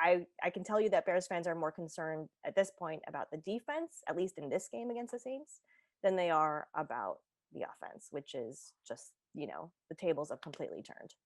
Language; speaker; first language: English; native; English